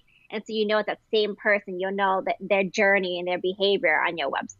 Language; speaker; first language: English; native; English